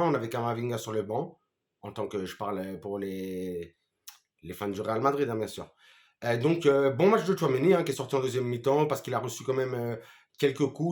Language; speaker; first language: French; native; French